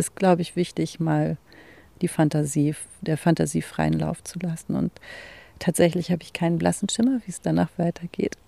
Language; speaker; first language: German; native; German